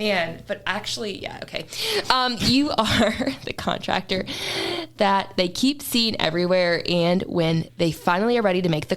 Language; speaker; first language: English; native; English